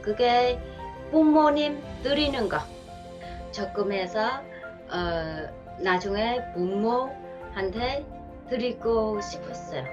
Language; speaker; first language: Korean; non-native, learner; Vietnamese